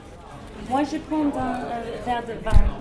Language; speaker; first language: French; non-native, learner; English